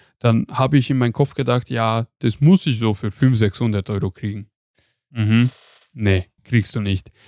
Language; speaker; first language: German; non-native, fluent; Hungarian